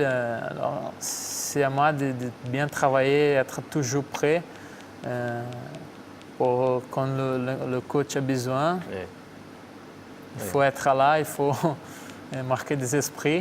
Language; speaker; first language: French; non-native, fluent; Portuguese